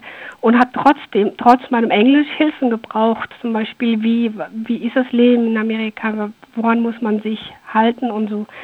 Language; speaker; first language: German; early bilingual, other home language; Persian